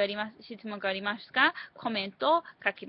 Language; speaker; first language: Japanese; non-native, learner; English